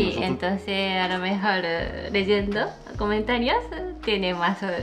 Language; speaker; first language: Spanish; non-native, fluent; Japanese